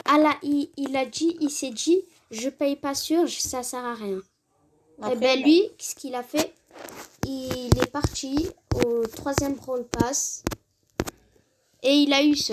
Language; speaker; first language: French; native; French